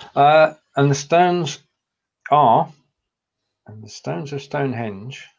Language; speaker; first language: English; native; English